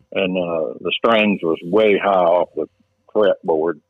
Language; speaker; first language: English; native; English